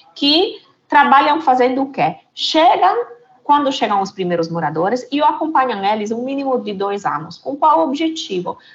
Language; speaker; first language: Portuguese; non-native, fluent; Italian